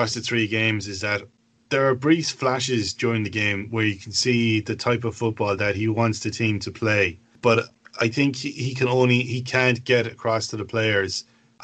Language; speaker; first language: English; native; English